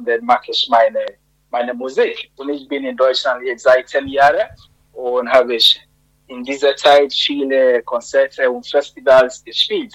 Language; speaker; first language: German; non-native, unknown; Akan